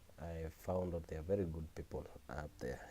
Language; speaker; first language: English; non-native, local second language; Swahili